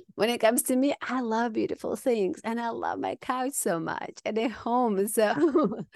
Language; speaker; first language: English; non-native, fluent; Russian